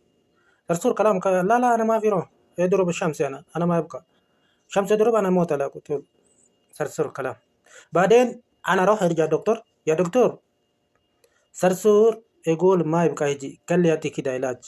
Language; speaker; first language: Arabic; non-native, learner; Oromo